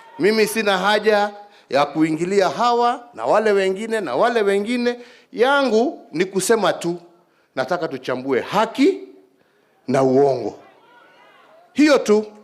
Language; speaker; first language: Swahili; non-native, local second language; Kikuyu